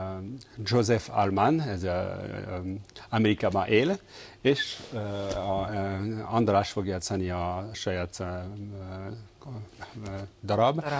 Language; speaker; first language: Hungarian; non-native, fluent; French